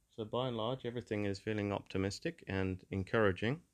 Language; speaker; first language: English; native; English